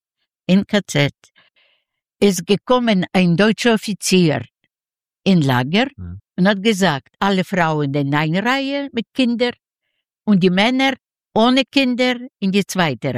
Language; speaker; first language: German; non-native, learner; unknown